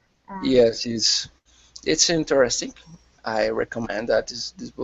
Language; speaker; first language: English; non-native, learner; Spanish